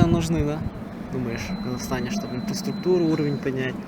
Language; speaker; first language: Russian; native; Russian